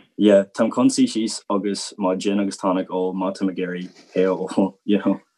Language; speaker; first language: Irish; non-native, local second language; English